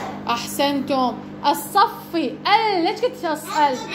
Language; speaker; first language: Arabic; native; Arabic